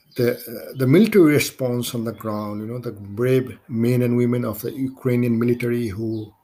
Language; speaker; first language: English; non-native, local second language; Maithili